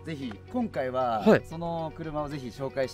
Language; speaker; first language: Japanese; native; Japanese